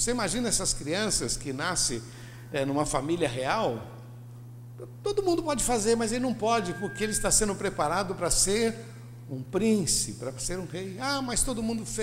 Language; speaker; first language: Portuguese; native; Portuguese